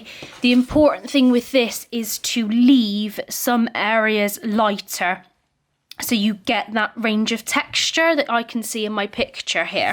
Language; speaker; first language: English; native; English